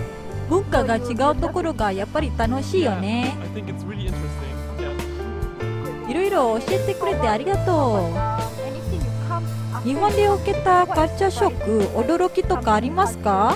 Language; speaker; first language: Japanese; non-native, fluent; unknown